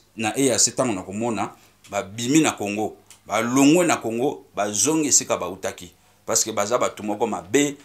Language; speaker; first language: Lingala; non-native, local second language; Swahili